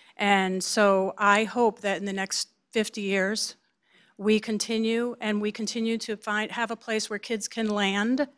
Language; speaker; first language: English; native; English